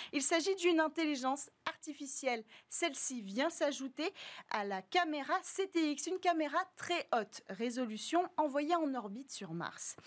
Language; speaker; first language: French; native; French